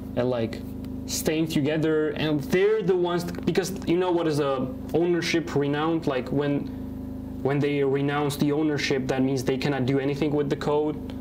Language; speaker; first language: English; non-native, fluent; Georgian